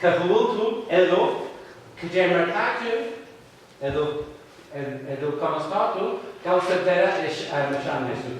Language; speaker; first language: Basque; non-native, learner; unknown